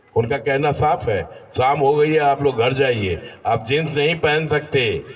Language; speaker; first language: Hindi; non-native, local second language; Bangla